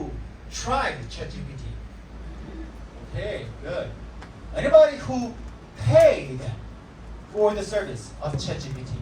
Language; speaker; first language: English; non-native, fluent; Korean